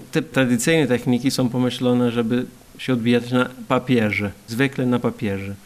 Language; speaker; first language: Polish; non-native, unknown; Portuguese